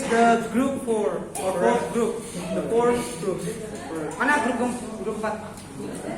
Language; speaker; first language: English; non-native, fluent; Indonesian